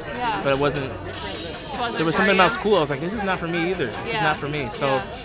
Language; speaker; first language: English; native; English